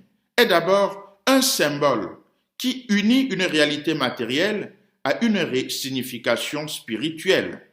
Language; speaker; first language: French; native; French